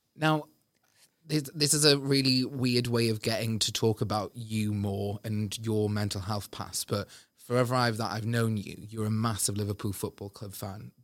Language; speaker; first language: English; native; English